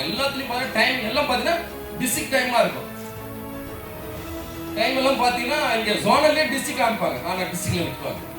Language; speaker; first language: Tamil; native; Tamil